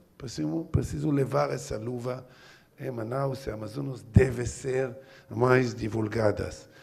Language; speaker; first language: Portuguese; non-native, learner; Hebrew